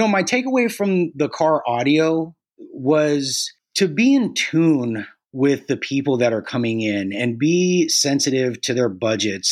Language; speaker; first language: English; native; English